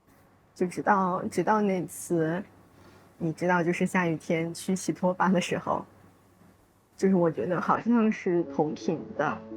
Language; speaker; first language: Chinese; native; Chinese